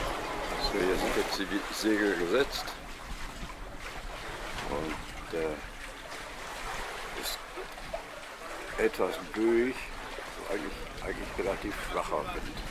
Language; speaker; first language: German; native; German